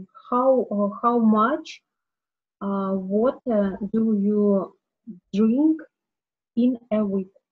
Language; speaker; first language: English; non-native, learner; Russian